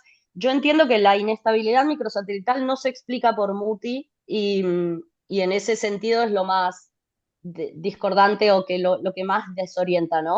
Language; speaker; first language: Spanish; native; Spanish